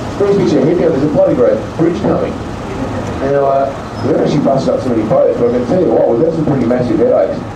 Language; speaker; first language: English; native; English